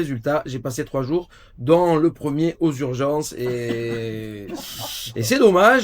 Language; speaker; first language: French; native; French